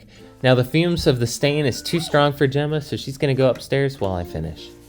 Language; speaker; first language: English; native; English